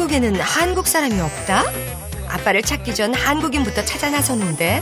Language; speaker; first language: Korean; native; Korean